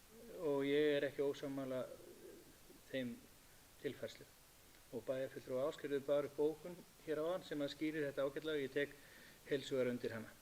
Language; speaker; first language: Icelandic; native; Icelandic